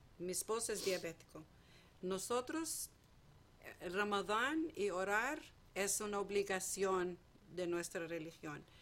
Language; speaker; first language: Spanish; non-native, fluent; Portuguese